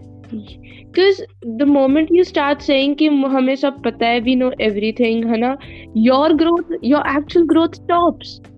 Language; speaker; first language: English; non-native, local second language; Punjabi